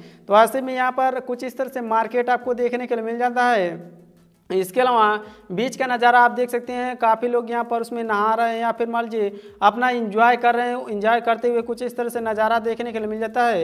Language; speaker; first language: Hindi; native; Hindi